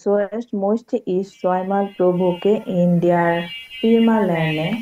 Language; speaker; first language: German; non-native, learner; Bangla